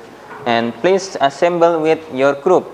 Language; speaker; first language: English; non-native, fluent; Indonesian